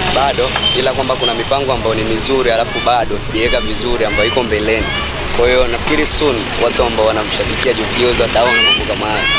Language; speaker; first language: Swahili; native; Swahili